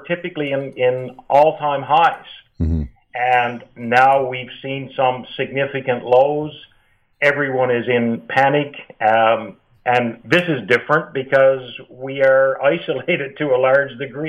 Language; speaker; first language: English; native; English